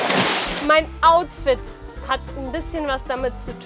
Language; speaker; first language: German; early bilingual, other home language; Turkish